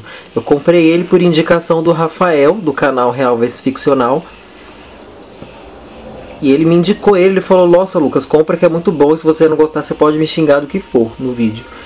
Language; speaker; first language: Portuguese; native; Portuguese